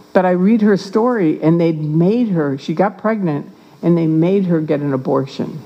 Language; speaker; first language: English; native; English